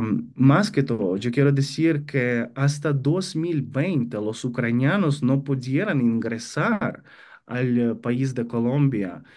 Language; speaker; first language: Spanish; non-native, fluent; Ukrainian